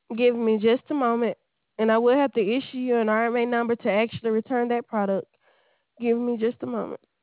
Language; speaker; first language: English; native; English